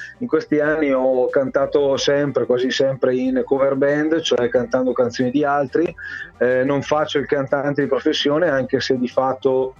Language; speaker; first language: Italian; native; Italian